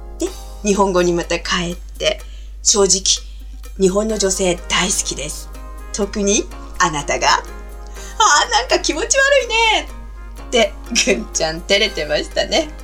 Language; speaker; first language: Japanese; native; Japanese